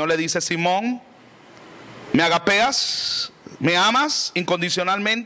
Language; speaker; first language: Spanish; native; Spanish